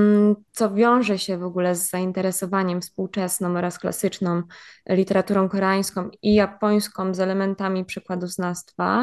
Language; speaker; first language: Polish; native; Polish